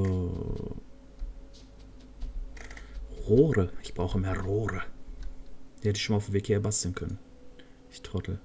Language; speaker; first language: German; native; German